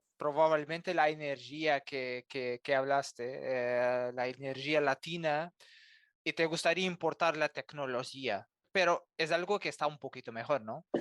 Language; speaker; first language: Spanish; non-native, fluent; Portuguese